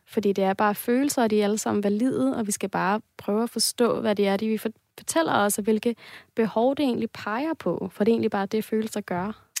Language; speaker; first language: Danish; native; Danish